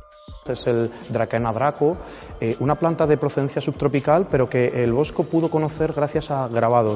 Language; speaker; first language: Spanish; native; Spanish